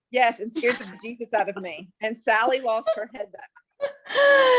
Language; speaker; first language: English; native; English